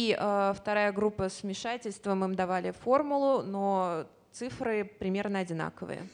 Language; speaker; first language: Russian; native; Russian